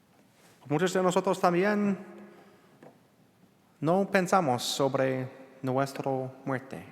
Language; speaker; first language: Spanish; non-native, learner; English